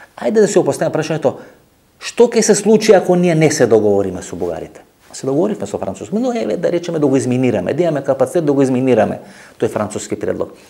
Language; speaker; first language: Macedonian; native; Macedonian